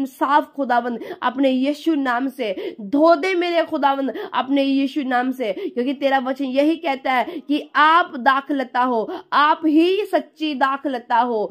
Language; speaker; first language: Hindi; non-native, local second language; Punjabi